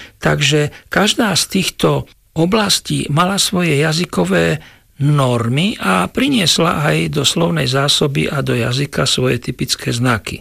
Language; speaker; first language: Slovak; native; Slovak